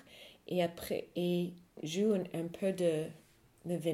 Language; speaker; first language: French; non-native, fluent; English